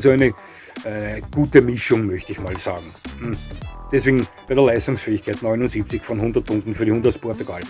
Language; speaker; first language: German; native; German